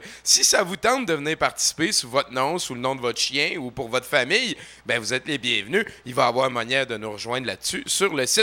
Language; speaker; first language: French; native; French